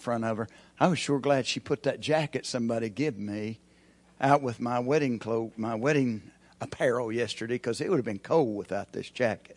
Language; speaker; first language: English; native; English